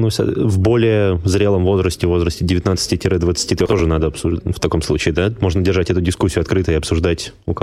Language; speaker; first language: Russian; native; Russian